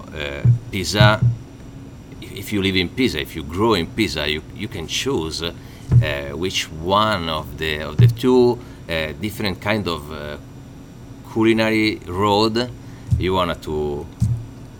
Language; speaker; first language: English; non-native, learner; Italian